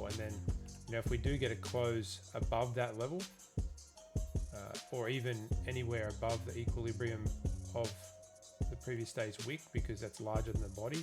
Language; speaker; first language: English; native; English